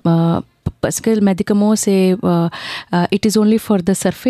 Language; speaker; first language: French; non-native, learner; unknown